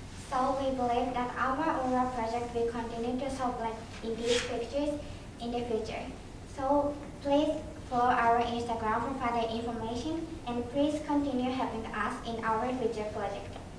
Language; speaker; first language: English; non-native, fluent; Japanese